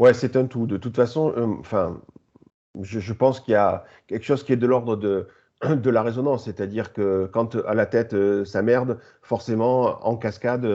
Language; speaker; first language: French; native; French